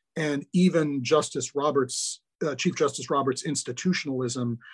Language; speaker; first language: English; native; English